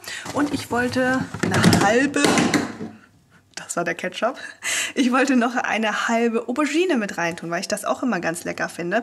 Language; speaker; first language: German; native; German